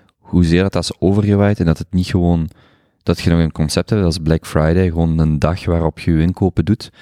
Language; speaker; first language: Dutch; native; Dutch